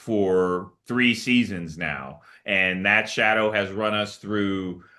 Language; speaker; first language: English; native; English